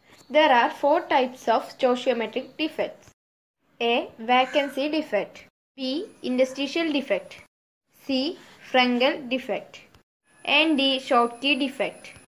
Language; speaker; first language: English; non-native, local second language; Malayalam